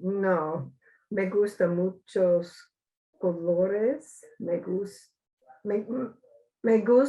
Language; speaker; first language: Spanish; non-native, learner; English